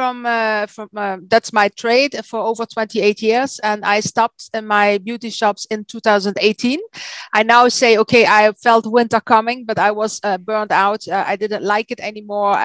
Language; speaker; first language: English; non-native, fluent; Dutch